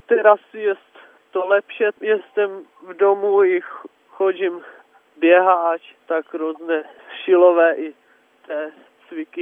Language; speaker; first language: Polish; non-native, learner; Czech